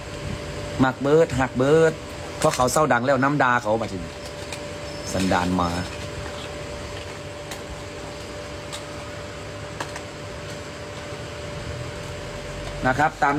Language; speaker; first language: Thai; native; Thai